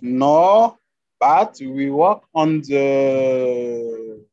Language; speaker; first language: English; non-native, learner; French